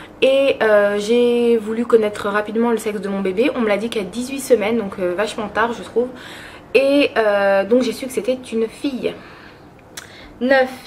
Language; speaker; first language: French; early bilingual, other home language; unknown